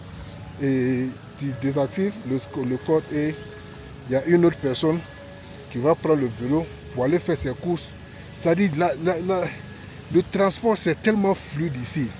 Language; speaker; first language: French; non-native, local second language; Bambara